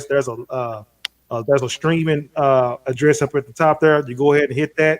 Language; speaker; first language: English; native; English